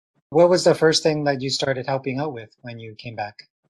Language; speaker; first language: English; early bilingual, other home language; Chinese